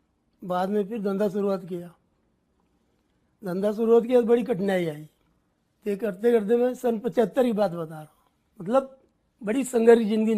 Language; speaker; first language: Hindi; native; Hindi